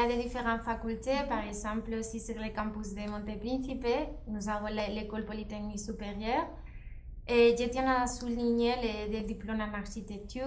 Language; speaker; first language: French; non-native, fluent; Spanish